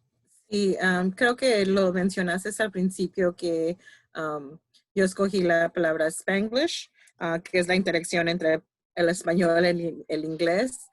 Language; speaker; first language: Spanish; early bilingual, heritage; Spanish